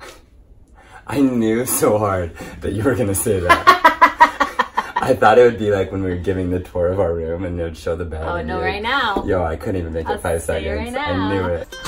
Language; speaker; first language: English; native; English